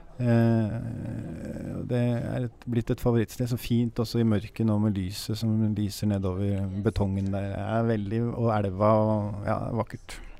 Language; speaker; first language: Norwegian; native; Norwegian